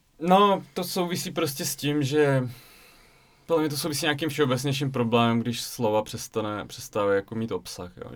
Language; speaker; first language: Czech; early bilingual, other home language; Russian